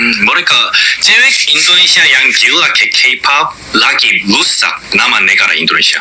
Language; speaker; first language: Indonesian; non-native, fluent; Korean